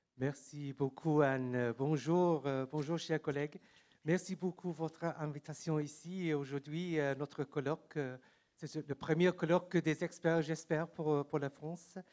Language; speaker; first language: French; non-native, fluent; English